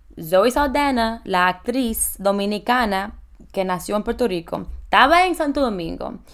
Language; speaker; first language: Spanish; early bilingual, heritage; Spanish